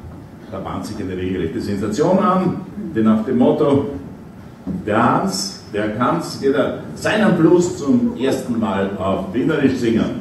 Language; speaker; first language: German; native; German